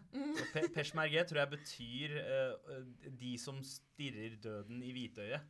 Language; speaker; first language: Norwegian; early bilingual, other home language; Punjabi